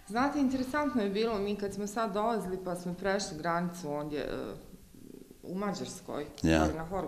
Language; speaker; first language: Croatian; native; Croatian